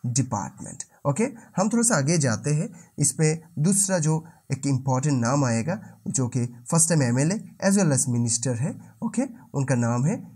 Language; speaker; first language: Hindi; non-native, local second language; Bangla